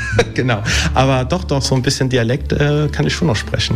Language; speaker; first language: German; early bilingual, other home language; Italian